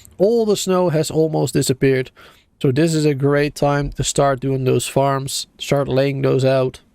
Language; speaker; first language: English; native; English